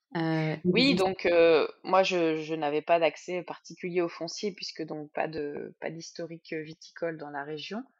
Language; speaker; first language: French; native; French